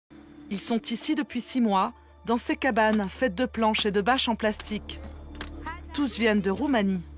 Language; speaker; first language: French; native; French